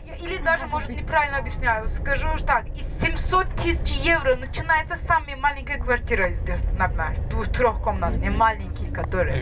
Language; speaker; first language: Russian; non-native, fluent; Turkish